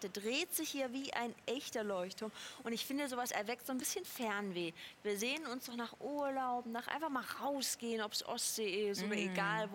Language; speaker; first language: German; native; German